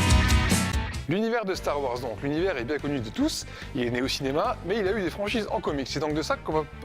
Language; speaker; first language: French; native; French